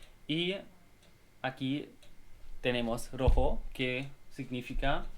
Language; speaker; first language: Spanish; non-native, learner; German